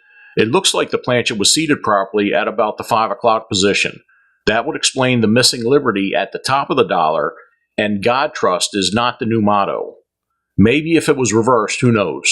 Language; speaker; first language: English; native; English